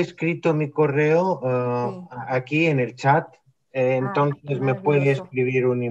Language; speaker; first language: Spanish; non-native, fluent; Greek